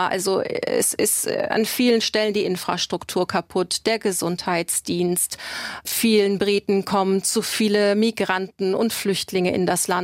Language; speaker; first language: German; native; German